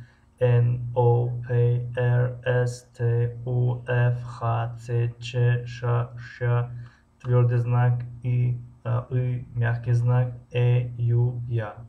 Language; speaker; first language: Russian; non-native, fluent; Tajik